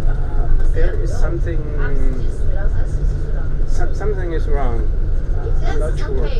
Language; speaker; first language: English; non-native, fluent; German